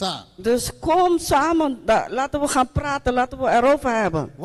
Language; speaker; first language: Dutch; non-native, local second language; Papiamento